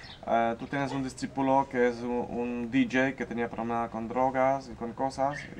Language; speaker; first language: Spanish; non-native, learner; Polish